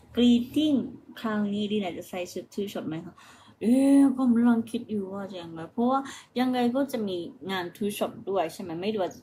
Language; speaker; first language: Thai; non-native, fluent; Japanese